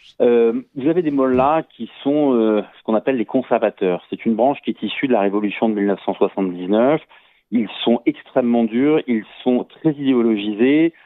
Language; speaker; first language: French; native; French